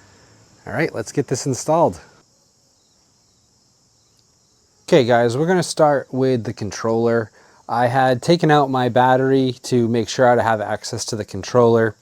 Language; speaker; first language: English; native; English